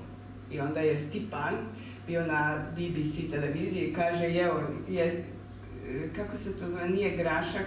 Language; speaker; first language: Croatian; non-native, local second language; Hungarian